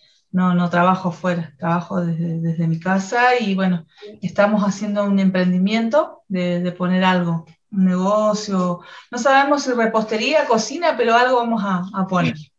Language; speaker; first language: Spanish; native; Spanish